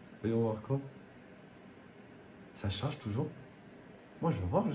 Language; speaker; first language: French; native; French